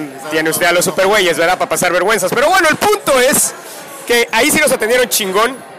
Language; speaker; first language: Spanish; native; Spanish